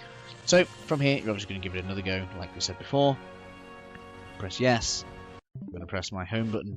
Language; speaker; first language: English; native; English